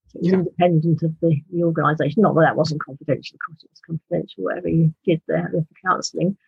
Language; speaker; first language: English; native; English